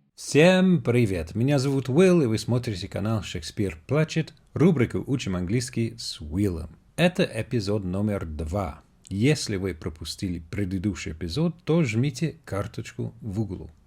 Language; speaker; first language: Russian; non-native, fluent; English